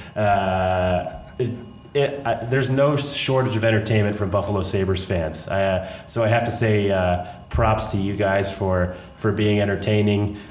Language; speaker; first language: English; native; English